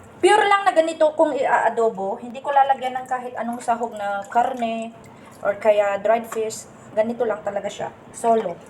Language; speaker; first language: Filipino; non-native, local second language; Iloko